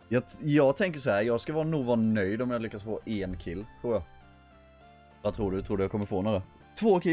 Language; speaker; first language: Swedish; native; Swedish